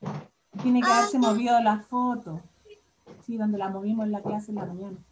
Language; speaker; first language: Spanish; native; Spanish